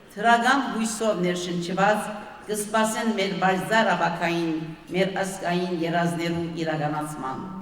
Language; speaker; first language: Armenian; early bilingual, heritage; Armenian